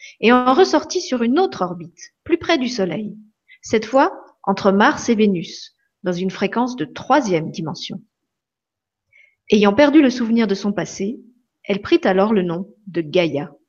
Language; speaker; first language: French; native; French